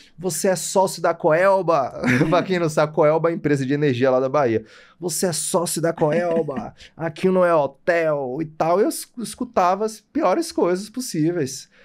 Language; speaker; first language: Portuguese; native; Portuguese